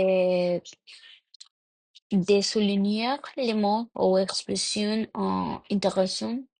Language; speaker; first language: French; non-native, learner; Spanish